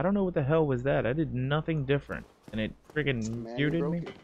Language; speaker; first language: English; native; English